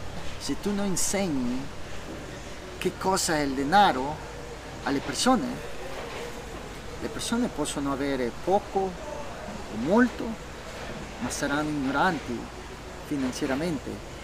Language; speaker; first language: Italian; non-native, fluent; Spanish